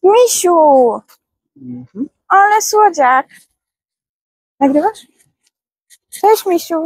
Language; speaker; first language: Polish; native; Polish